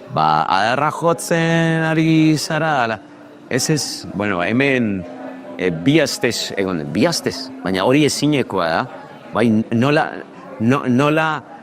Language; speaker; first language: Basque; non-native, fluent; Spanish